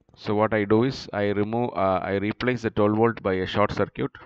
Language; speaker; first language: English; non-native, local second language; Malayalam